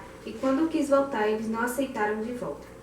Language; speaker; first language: Portuguese; native; Portuguese